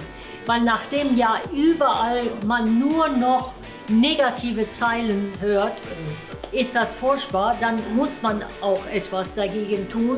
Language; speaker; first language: German; non-native, fluent; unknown